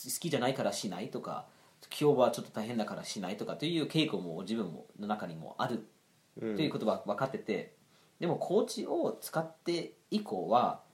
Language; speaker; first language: Japanese; non-native, fluent; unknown